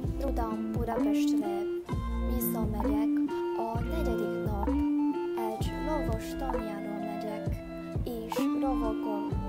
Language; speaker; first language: Hungarian; non-native, learner; Chinese